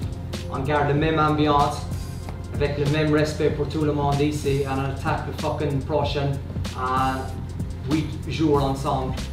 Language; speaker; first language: French; non-native, learner; English